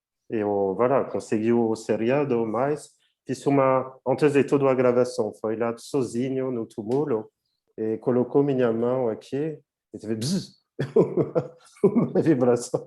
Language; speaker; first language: Portuguese; non-native, fluent; French